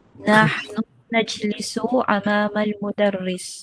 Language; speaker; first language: Arabic; non-native, learner; Filipino